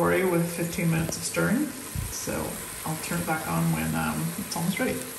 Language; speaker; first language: English; native; English